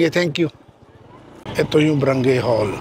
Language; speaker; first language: Filipino; non-native, learner; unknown